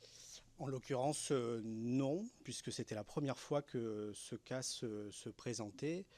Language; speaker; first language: French; native; French